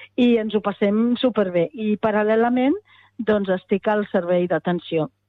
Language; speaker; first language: Catalan; native; Catalan